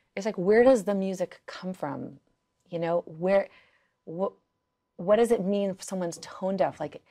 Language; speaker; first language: English; early bilingual, other home language; Yiddish